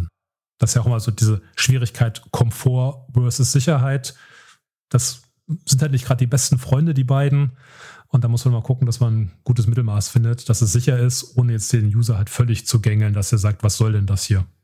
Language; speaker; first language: German; native; German